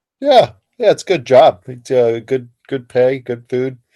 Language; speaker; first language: English; native; English